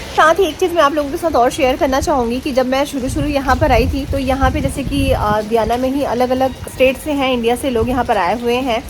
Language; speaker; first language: Hindi; native; Hindi